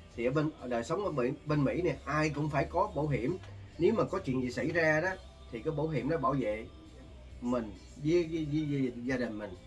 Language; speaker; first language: Vietnamese; early bilingual, heritage; Vietnamese